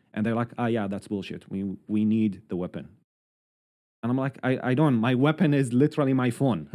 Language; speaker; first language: English; non-native, fluent; Arabic